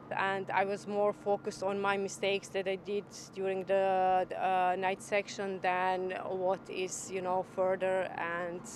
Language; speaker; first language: English; non-native, learner; Croatian